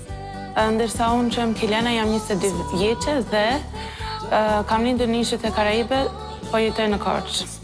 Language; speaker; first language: Albanian; early bilingual, other home language; English